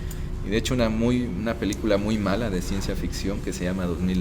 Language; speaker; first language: Spanish; native; Spanish